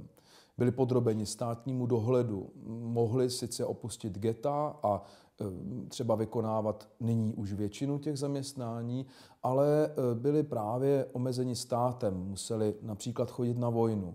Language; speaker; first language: Czech; native; Czech